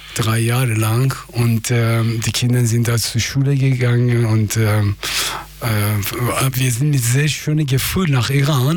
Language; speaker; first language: German; non-native, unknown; Persian